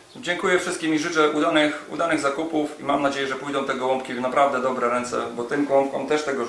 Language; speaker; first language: Polish; native; Polish